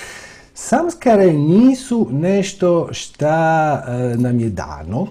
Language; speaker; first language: Croatian; native; Croatian